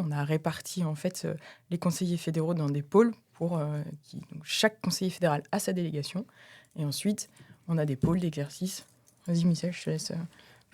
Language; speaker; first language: French; native; French